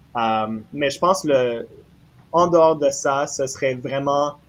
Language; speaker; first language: French; native; French